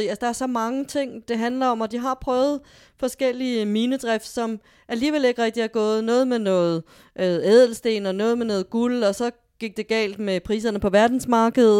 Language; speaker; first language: Danish; native; Danish